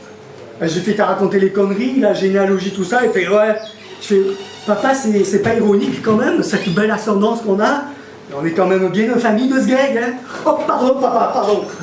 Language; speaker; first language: French; native; French